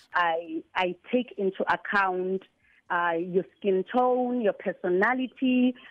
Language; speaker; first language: English; non-native, local second language; Xhosa